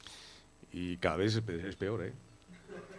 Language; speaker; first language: Spanish; native; Spanish